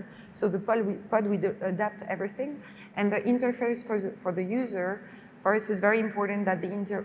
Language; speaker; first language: English; non-native, fluent; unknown